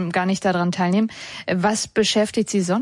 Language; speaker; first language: German; native; German